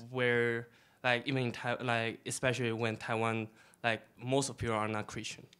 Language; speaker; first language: English; non-native, fluent; Chinese